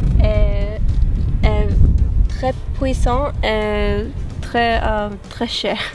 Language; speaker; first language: French; non-native, learner; English